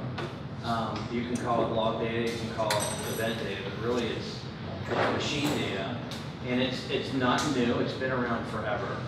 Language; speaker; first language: English; native; English